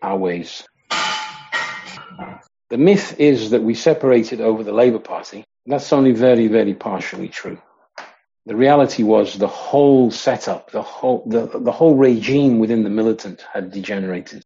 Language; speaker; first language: English; native; English